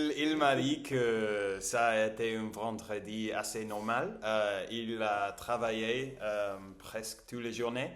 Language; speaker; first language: French; non-native, learner; English